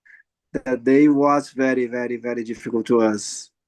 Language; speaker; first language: English; non-native, learner; Portuguese